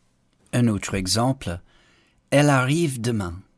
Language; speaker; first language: French; non-native, fluent; English